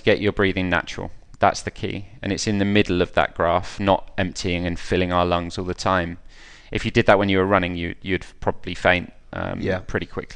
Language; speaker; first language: English; native; English